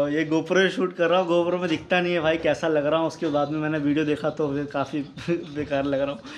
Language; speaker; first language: Hindi; native; Hindi